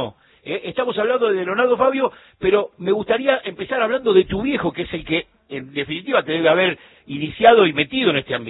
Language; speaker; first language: Spanish; native; Spanish